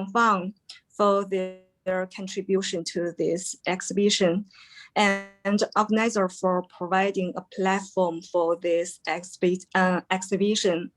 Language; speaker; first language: English; non-native, fluent; Chinese